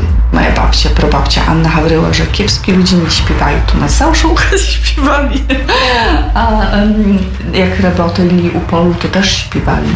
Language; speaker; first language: Polish; non-native, local second language; Belarusian